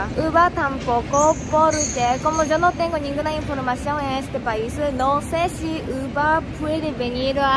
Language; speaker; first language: Spanish; non-native, learner; Japanese